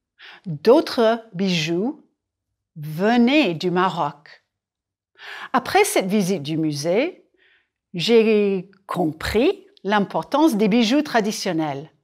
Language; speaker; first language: French; non-native, fluent; English